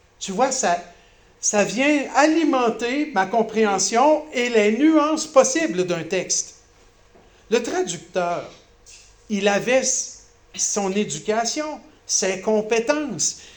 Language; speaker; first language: French; native; French